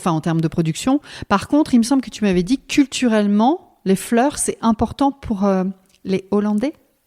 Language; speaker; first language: French; native; French